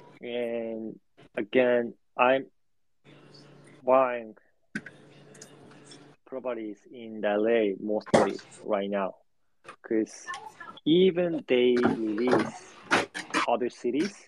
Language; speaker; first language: English; non-native, learner; Japanese